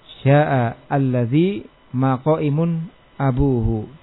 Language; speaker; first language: Arabic; non-native, fluent; Indonesian